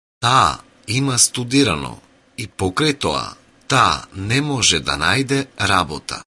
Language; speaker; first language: Macedonian; native; Macedonian